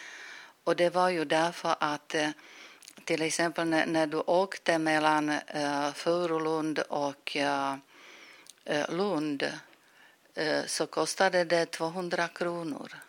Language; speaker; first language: Swedish; non-native, fluent; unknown